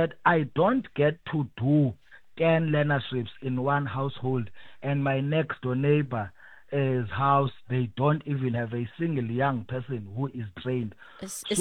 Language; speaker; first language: English; non-native, local second language; Xhosa